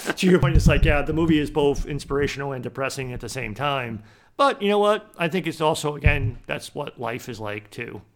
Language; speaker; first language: English; native; English